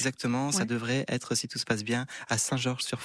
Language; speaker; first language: French; native; French